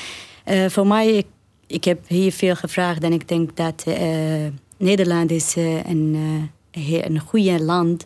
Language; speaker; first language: Dutch; non-native, learner; Arabic